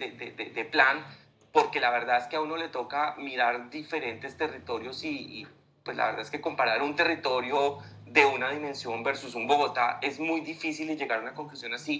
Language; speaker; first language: Spanish; native; Spanish